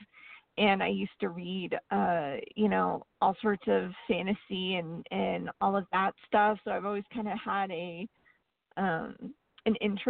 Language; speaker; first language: English; native; English